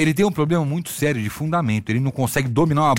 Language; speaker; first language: Portuguese; native; Portuguese